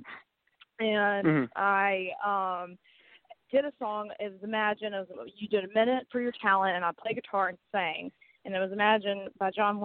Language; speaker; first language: English; native; English